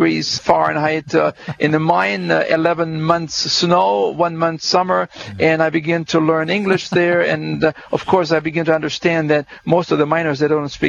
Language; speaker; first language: English; non-native, fluent; German